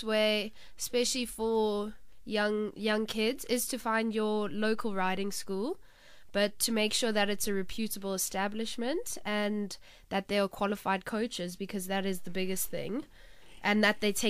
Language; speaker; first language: English; native; English